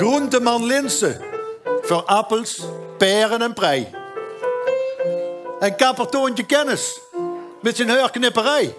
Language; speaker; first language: Dutch; native; Dutch